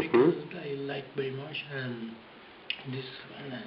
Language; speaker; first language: English; non-native, learner; Spanish